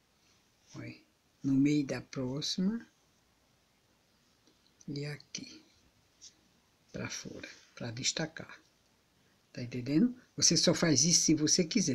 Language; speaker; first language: Portuguese; native; Portuguese